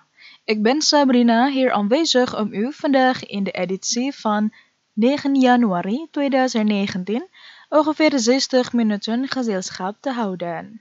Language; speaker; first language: Dutch; non-native, fluent; Indonesian